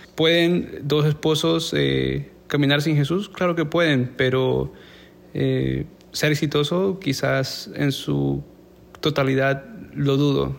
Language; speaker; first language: Spanish; native; Spanish